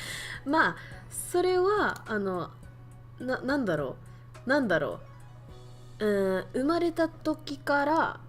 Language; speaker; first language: Japanese; non-native, fluent; Vietnamese